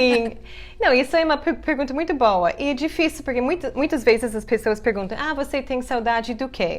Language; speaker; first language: Portuguese; non-native, fluent; English